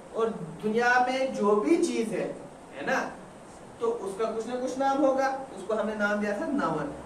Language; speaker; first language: Hindi; non-native, local second language; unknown